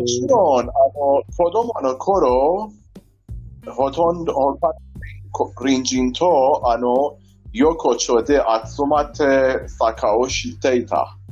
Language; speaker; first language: Japanese; non-native, learner; Persian